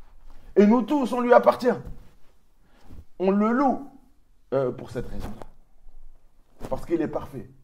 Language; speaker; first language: French; native; French